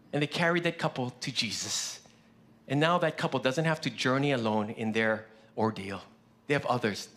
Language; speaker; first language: English; early bilingual, other home language; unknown